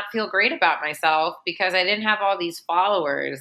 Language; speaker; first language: English; native; English